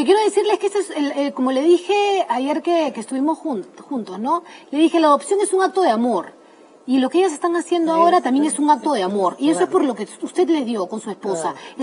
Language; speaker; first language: Spanish; native; Spanish